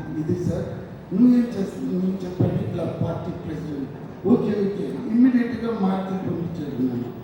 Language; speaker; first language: Telugu; non-native, fluent; Tamil